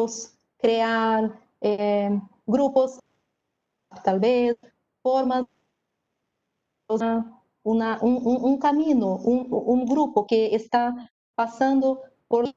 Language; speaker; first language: Spanish; non-native, learner; Portuguese